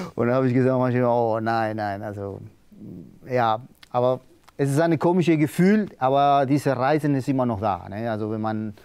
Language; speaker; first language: German; non-native, learner; Spanish